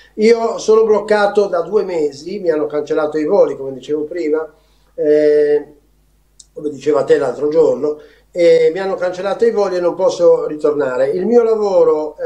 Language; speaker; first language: Italian; native; Italian